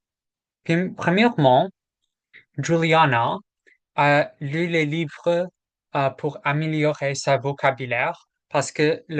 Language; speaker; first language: French; non-native, learner; English